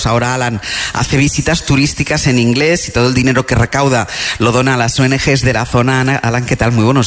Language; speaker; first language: Spanish; native; Spanish